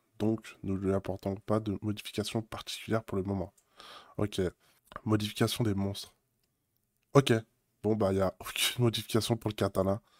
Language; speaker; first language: French; native; French